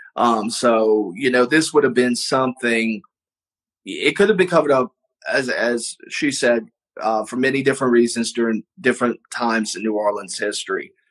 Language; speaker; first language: English; native; English